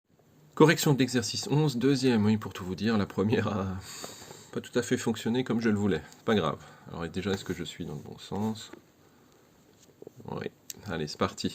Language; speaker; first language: French; native; French